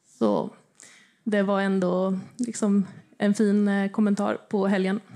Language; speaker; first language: Swedish; native; Swedish